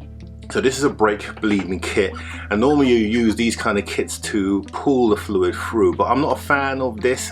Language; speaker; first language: English; native; English